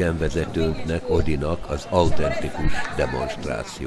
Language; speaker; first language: Hungarian; native; Hungarian